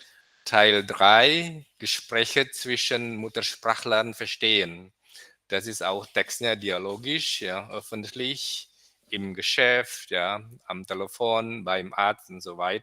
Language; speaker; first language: German; non-native, fluent; Indonesian